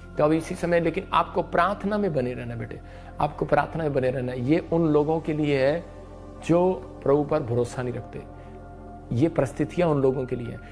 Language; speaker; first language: Hindi; non-native, local second language; Punjabi